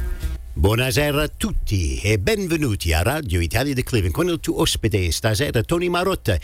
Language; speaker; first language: Italian; early bilingual, heritage; English